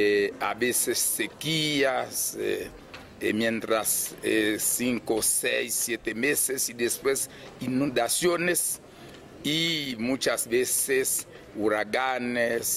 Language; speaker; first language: Spanish; non-native, fluent; Haitian Creole